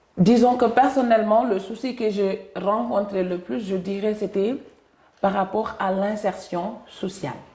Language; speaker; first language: French; non-native, local second language; Wolof